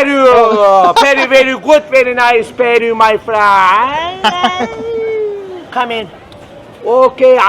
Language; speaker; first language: English; non-native, learner; Turkish